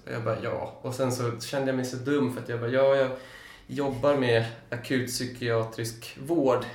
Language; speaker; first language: Swedish; native; Swedish